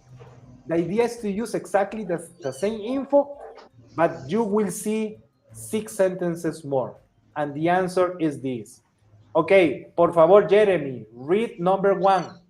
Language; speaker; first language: English; non-native, fluent; Spanish